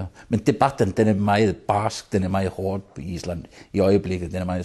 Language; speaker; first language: Danish; non-native, fluent; Icelandic